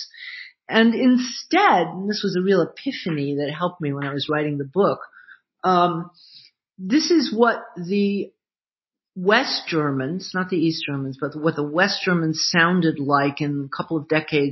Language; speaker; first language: English; native; English